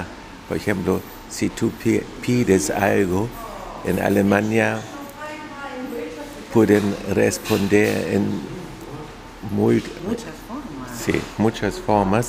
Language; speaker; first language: Spanish; non-native, fluent; German